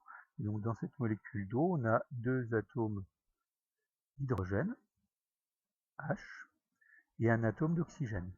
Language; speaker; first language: French; native; French